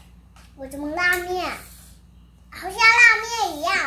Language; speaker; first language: Chinese; early bilingual, heritage; Chinese